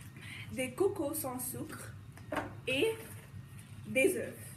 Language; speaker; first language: French; non-native, learner; English